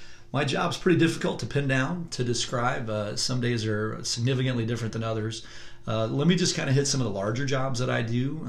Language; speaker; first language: English; native; English